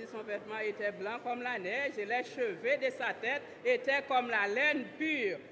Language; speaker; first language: French; non-native, local second language; Haitian Creole